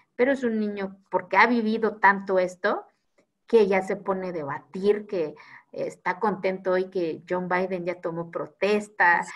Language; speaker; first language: Spanish; non-native, local second language; Zapotec